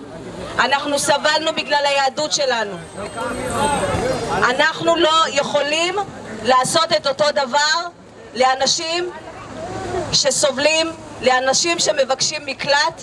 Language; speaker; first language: Hebrew; early bilingual, other home language; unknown